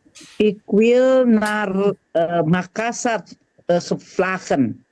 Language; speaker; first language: Dutch; non-native, learner; Indonesian